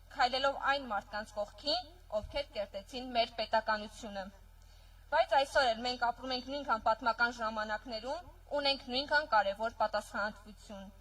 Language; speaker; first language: Armenian; native; Armenian